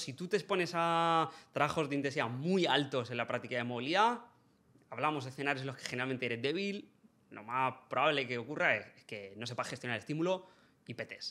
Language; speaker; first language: Spanish; native; Spanish